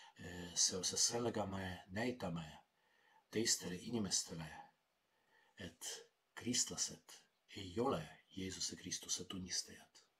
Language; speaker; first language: Estonian; non-native, fluent; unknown